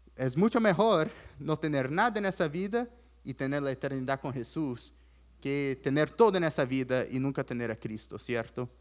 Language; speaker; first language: Spanish; early bilingual, other home language; Portuguese